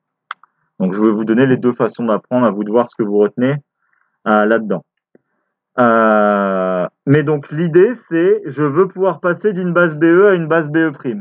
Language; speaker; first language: French; native; French